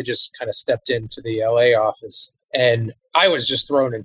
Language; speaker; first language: English; native; English